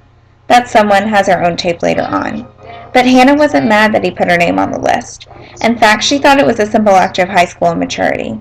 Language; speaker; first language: English; native; English